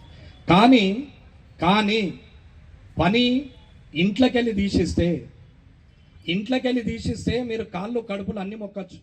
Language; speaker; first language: Telugu; native; Telugu